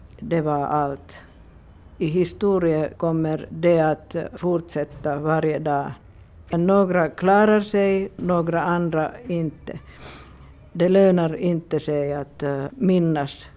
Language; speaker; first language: Swedish; non-native, local second language; Finnish